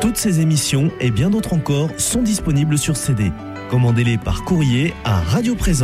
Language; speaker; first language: French; native; French